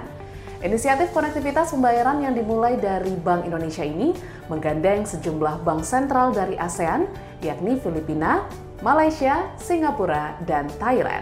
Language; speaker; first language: Indonesian; native; Indonesian